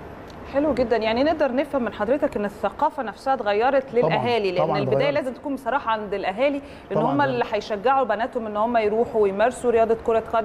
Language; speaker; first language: Arabic; native; Arabic